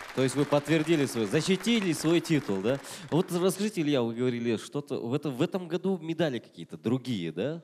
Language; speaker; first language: Russian; non-native, local second language; Kazakh